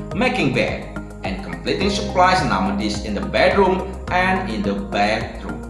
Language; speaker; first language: English; non-native, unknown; Indonesian